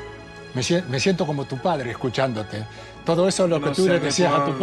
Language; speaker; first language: Spanish; native; Spanish